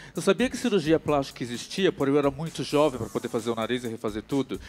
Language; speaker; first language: Portuguese; native; Portuguese